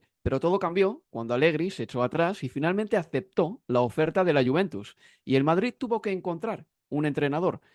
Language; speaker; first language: Spanish; native; Spanish